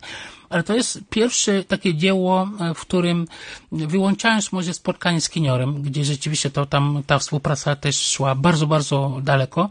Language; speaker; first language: Polish; non-native, fluent; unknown